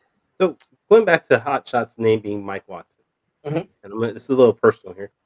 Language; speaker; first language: English; native; English